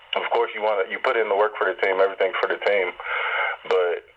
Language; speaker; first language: English; native; English